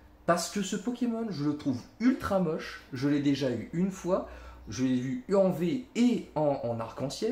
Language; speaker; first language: French; native; French